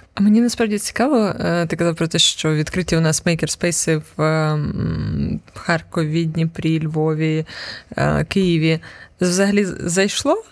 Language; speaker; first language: Ukrainian; native; Ukrainian